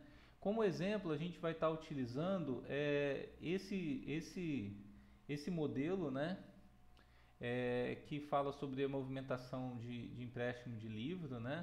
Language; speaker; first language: Portuguese; native; Portuguese